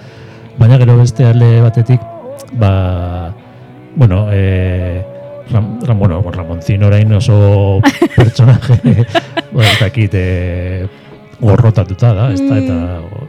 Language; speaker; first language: Basque; non-native, local second language; Spanish